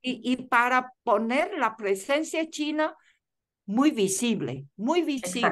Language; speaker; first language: Spanish; non-native, fluent; Chinese